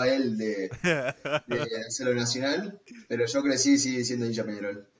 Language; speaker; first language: Spanish; native; Spanish